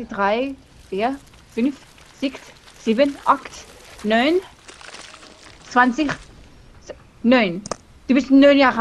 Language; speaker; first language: German; non-native, learner; English